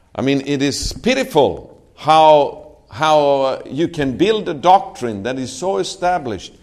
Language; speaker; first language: English; non-native, fluent; Swedish